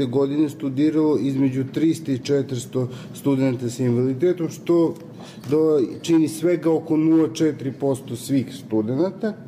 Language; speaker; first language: Serbian; native; Serbian